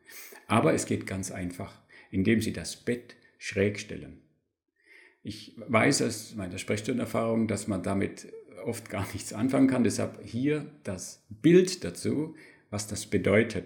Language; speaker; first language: German; native; German